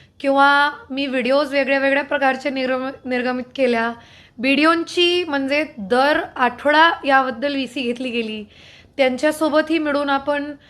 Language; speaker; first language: Marathi; non-native, fluent; Hindi